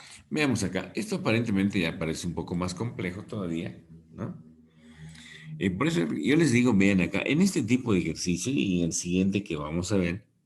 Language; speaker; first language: Spanish; native; Spanish